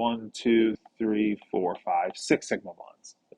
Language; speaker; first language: English; native; English